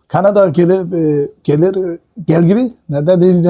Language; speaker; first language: Turkish; non-native, learner; Uyghur